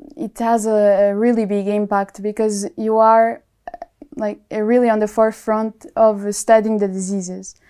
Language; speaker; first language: English; non-native, fluent; Portuguese